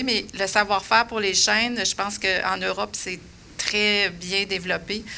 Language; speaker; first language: French; native; French